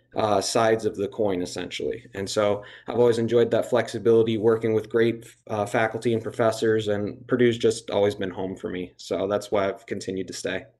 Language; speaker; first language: English; native; English